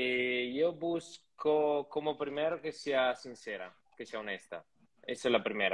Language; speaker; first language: Spanish; non-native, fluent; Italian